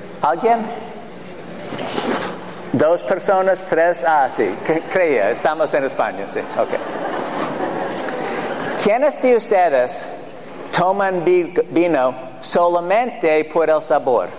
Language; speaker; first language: Spanish; non-native, fluent; English